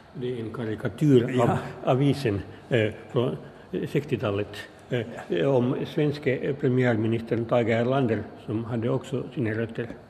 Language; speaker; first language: Norwegian; non-native, fluent; Finnish